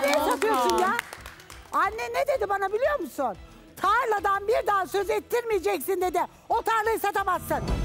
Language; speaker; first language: Turkish; native; Turkish